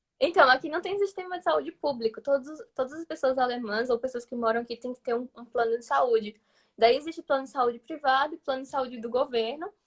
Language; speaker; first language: Portuguese; native; Portuguese